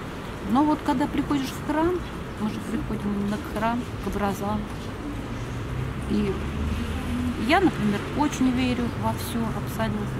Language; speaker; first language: Russian; native; Russian